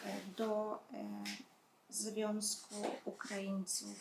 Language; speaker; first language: Polish; non-native, fluent; Ukrainian